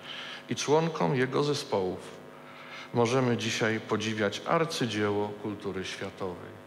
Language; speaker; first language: Polish; native; Polish